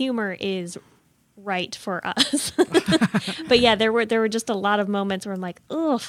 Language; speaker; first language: English; native; English